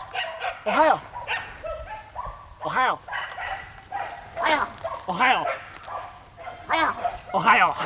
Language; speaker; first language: Japanese; non-native, learner; English